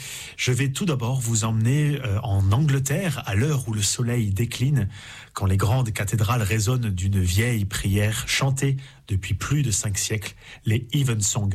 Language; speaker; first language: French; native; French